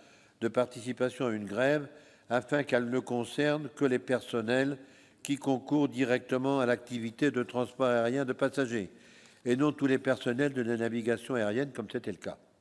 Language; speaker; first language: French; native; French